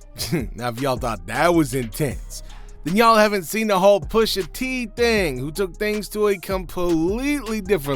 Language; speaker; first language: English; native; English